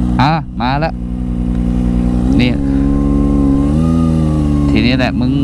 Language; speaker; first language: Thai; native; Thai